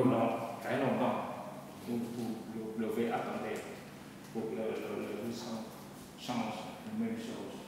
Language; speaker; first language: French; non-native, learner; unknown